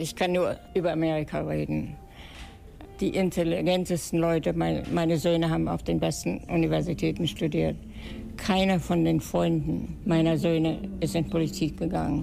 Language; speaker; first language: German; native; German